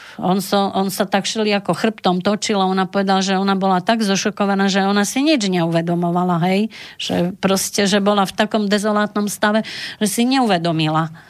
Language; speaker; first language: Slovak; native; Slovak